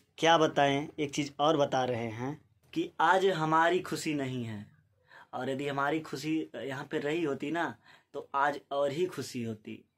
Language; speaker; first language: Hindi; native; Hindi